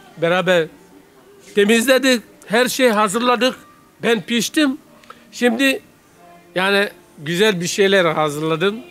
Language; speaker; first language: Turkish; non-native, learner; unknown